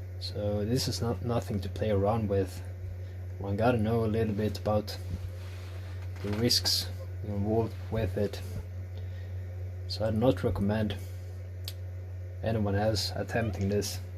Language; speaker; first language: English; non-native, fluent; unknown